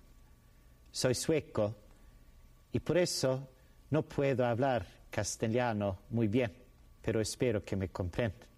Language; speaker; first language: Spanish; non-native, fluent; Swedish